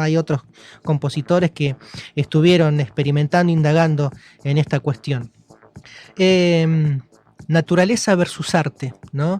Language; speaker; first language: Spanish; native; Spanish